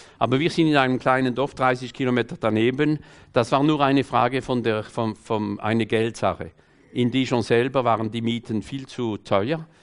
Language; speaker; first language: German; non-native, fluent; French